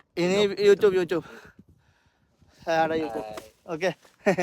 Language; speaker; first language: Indonesian; non-native, learner; Malayalam